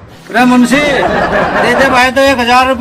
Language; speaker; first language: Hindi; native; Hindi